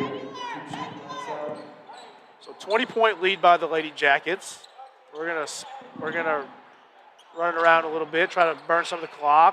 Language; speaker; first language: English; native; English